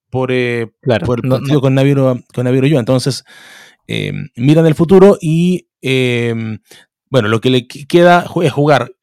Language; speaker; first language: Spanish; native; Spanish